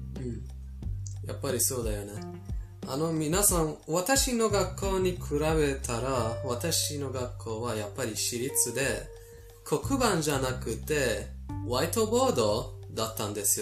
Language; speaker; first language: Japanese; non-native, fluent; Persian